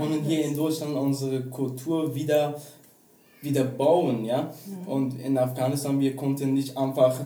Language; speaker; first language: German; non-native, learner; Persian